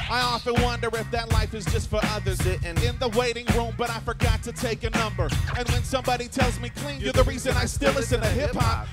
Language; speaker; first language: English; native; English